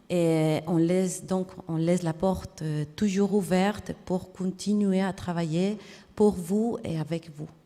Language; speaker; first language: French; non-native, fluent; Spanish